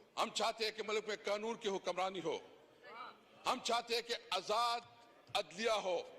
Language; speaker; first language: Urdu; non-native, local second language; Pashto